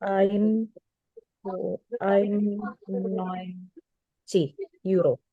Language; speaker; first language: German; non-native, learner; Indonesian